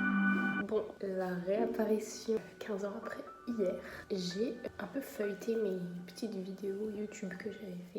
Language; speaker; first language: French; native; French